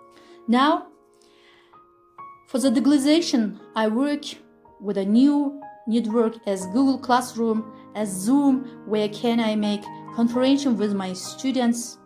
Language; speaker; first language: English; non-native, fluent; Kyrgyz